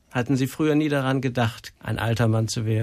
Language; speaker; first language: German; native; German